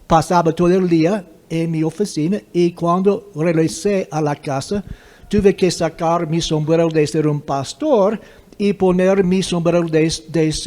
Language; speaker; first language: Spanish; non-native, fluent; English